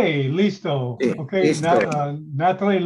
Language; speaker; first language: Spanish; non-native, learner; English